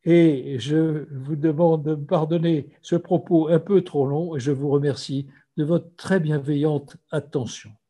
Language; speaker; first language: French; native; French